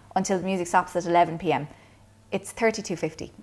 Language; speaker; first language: English; native; English